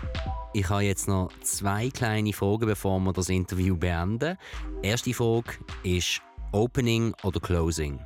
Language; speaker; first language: German; native; German